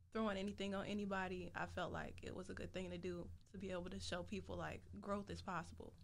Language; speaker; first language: English; native; English